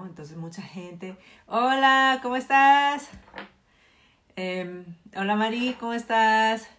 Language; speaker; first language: Spanish; non-native, fluent; Korean